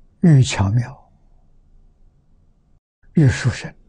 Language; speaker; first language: Chinese; native; Chinese